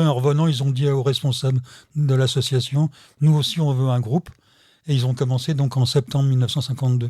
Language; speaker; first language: French; native; French